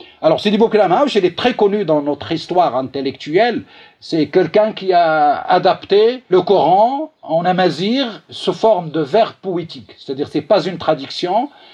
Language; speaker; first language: French; non-native, local second language; Arabic